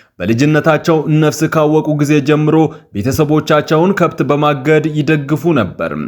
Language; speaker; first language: Amharic; native; Amharic